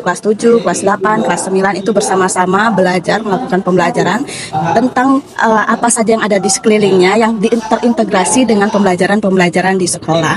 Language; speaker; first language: Indonesian; native; Indonesian